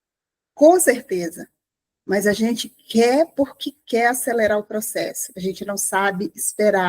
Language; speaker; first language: Portuguese; native; Portuguese